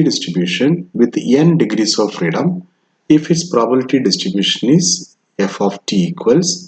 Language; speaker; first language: English; non-native, local second language; Malayalam